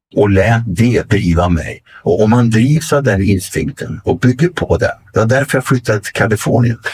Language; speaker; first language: Swedish; native; Swedish